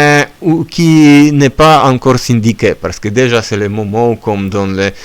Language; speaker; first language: French; non-native, learner; Polish